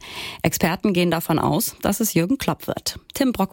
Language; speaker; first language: German; native; German